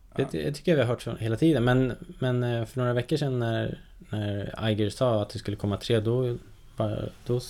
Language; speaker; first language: Swedish; native; Swedish